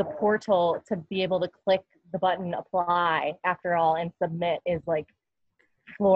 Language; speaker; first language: English; native; English